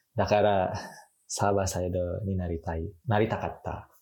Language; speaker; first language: Japanese; non-native, learner; Indonesian